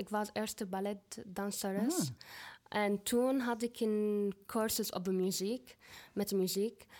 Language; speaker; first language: Dutch; non-native, learner; Arabic